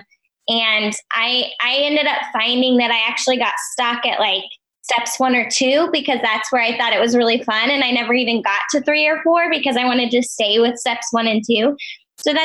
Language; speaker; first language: English; native; English